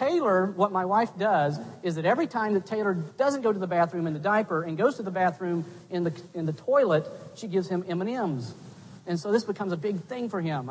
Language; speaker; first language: English; native; English